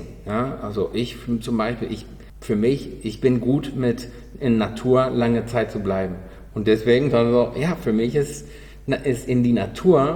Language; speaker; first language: German; non-native, learner; Spanish